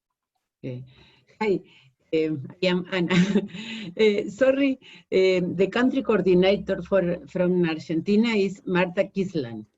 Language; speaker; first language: English; non-native, learner; Spanish